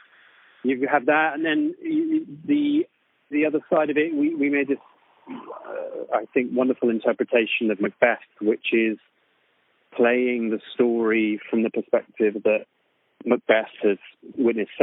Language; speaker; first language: English; native; English